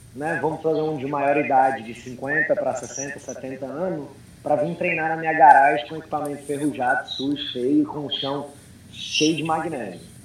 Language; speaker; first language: Portuguese; early bilingual, heritage; Portuguese